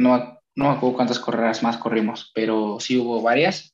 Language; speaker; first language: Spanish; native; Spanish